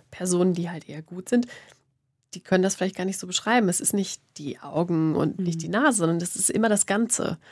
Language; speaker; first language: German; native; German